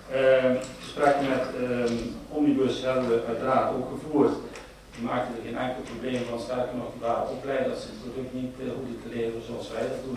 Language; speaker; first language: Dutch; native; Dutch